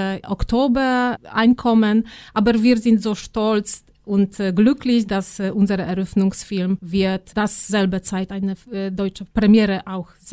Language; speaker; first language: German; non-native, fluent; Polish